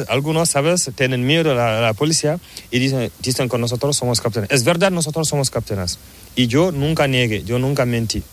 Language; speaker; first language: Spanish; non-native, learner; Fula